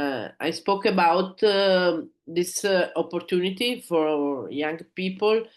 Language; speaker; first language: English; non-native, learner; Italian